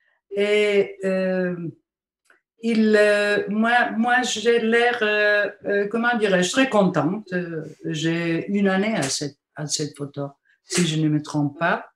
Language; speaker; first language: French; non-native, fluent; Bulgarian